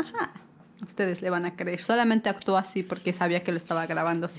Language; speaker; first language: Spanish; native; Spanish